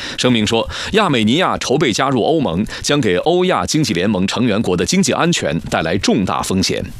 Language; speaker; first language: Chinese; native; Chinese